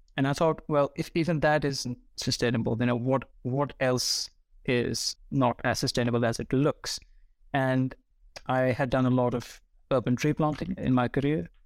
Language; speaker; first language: English; non-native, local second language; Hindi